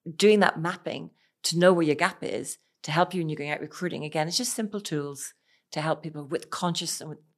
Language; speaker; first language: English; native; English